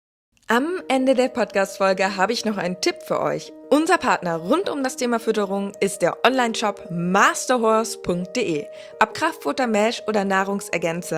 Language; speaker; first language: German; native; German